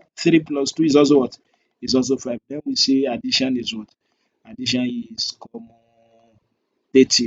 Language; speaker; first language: English; non-native, local second language; Yoruba